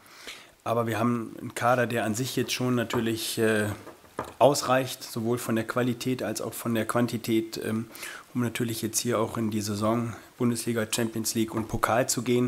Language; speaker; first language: German; native; German